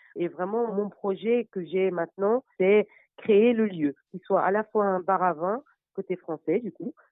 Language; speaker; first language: French; non-native, fluent; Persian